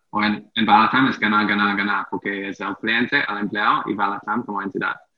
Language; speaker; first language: Spanish; non-native, fluent; English